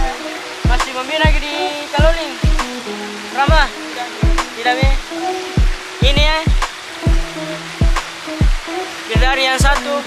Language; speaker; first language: Indonesian; non-native, local second language; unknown